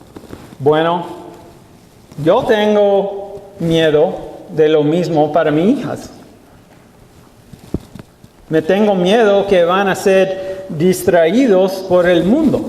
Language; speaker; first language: Spanish; non-native, learner; English